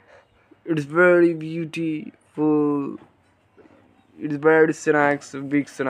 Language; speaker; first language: English; non-native, learner; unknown